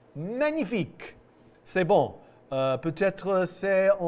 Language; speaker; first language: French; non-native, learner; English